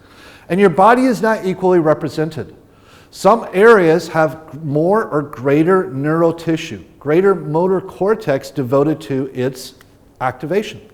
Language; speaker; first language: English; native; English